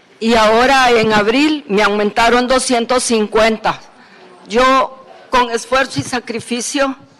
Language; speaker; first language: Spanish; native; Spanish